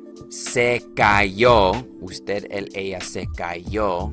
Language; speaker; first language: Spanish; non-native, fluent; English